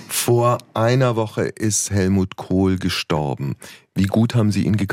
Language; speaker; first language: German; native; German